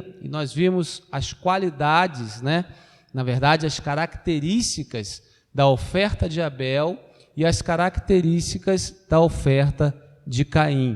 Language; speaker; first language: Portuguese; native; Portuguese